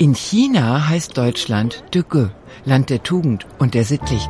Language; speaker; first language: German; native; German